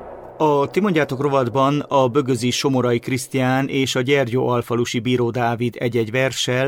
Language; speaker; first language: Hungarian; native; Hungarian